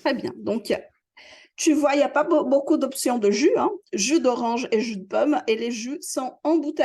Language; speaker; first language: French; non-native, fluent; Portuguese